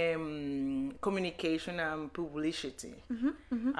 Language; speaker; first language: English; non-native, learner; Spanish